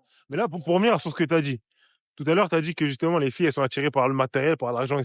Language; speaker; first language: French; native; French